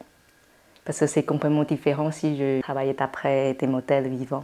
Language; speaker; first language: French; non-native, fluent; Chinese